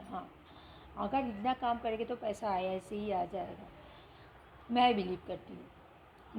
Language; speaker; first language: Hindi; non-native, local second language; Bangla